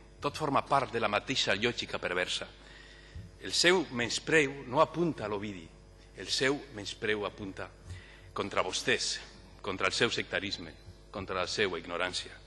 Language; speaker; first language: Catalan; non-native, local second language; Spanish